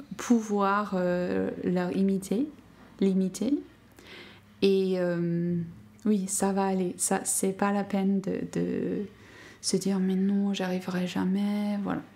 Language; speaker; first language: French; non-native, fluent; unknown